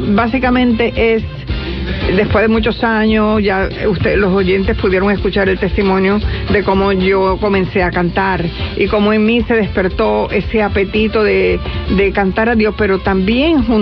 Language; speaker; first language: Spanish; native; Spanish